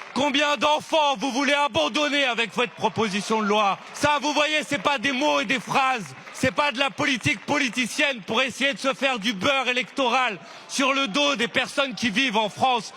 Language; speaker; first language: French; native; French